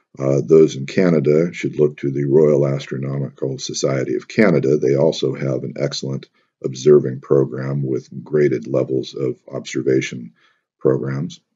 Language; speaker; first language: English; native; English